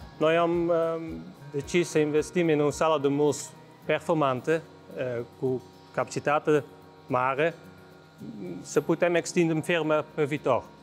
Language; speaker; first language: Romanian; non-native, fluent; Dutch